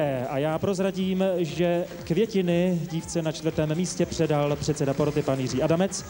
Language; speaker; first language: Czech; native; Czech